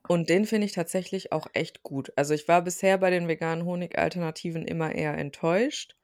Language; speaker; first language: German; early bilingual, other home language; Turkish